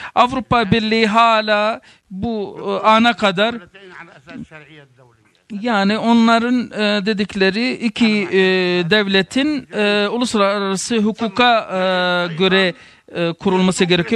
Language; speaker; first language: Turkish; non-native, fluent; Arabic